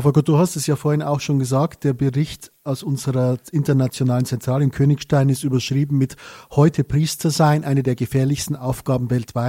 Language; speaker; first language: German; native; German